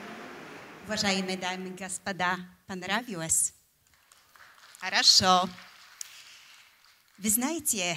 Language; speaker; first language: Russian; non-native, fluent; Polish